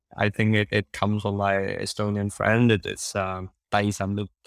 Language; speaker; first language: English; non-native, local second language; Cantonese